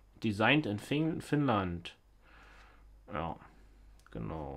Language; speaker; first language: German; native; German